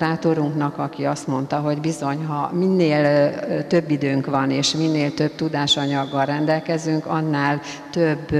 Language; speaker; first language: Hungarian; native; Hungarian